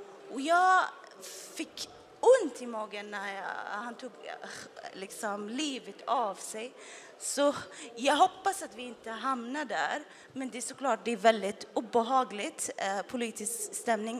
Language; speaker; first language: Swedish; non-native, fluent; Arabic